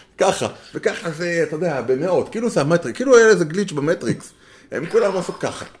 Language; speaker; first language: Hebrew; native; Hebrew